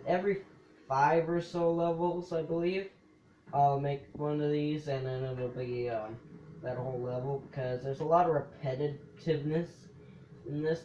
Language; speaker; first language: English; native; English